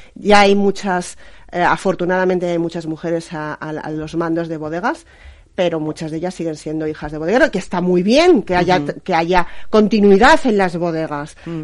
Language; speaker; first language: Spanish; native; Spanish